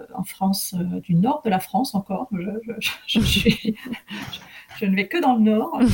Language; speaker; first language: French; early bilingual, other home language; Arabic